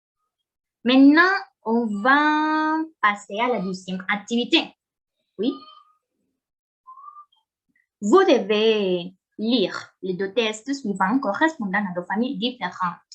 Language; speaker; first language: French; non-native, fluent; Spanish